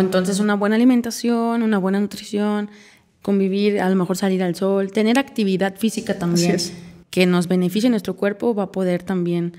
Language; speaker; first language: Spanish; native; Spanish